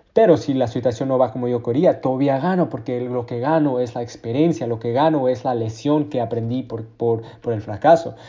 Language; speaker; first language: Spanish; early bilingual, heritage; Spanish